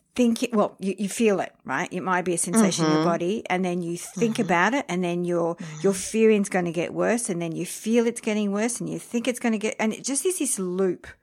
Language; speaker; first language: English; early bilingual, other home language; French